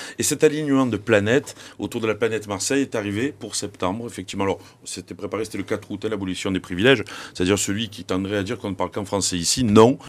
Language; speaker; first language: French; native; French